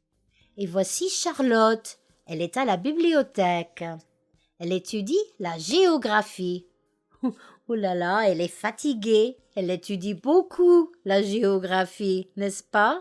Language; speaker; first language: French; non-native, fluent; English